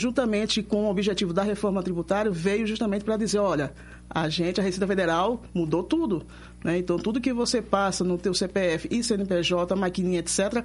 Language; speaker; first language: Portuguese; native; Portuguese